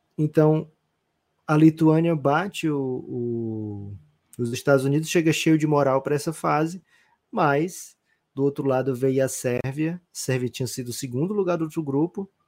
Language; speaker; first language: Portuguese; native; Portuguese